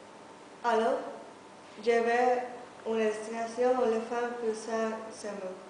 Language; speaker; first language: French; non-native, learner; Spanish